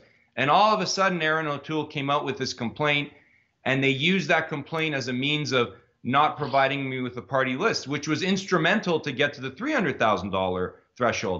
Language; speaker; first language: English; native; English